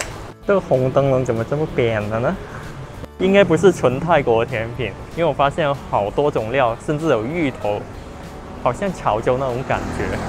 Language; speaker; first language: Chinese; non-native, local second language; Cantonese